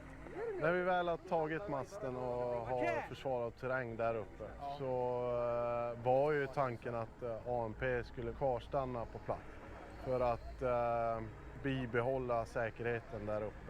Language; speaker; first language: Swedish; native; Swedish